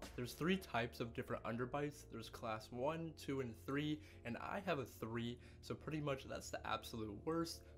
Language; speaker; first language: English; native; English